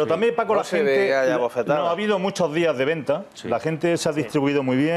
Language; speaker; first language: Spanish; native; Spanish